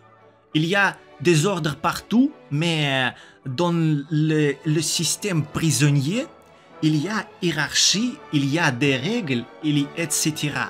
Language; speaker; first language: French; non-native, learner; Russian